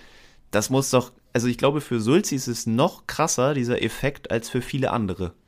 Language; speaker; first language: German; native; German